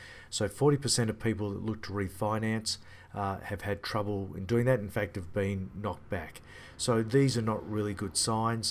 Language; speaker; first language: English; native; English